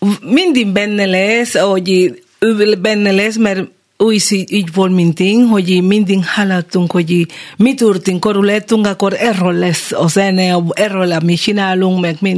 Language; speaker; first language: Hungarian; non-native, learner; Spanish